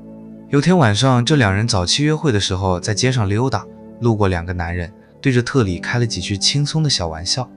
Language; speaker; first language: Chinese; native; Chinese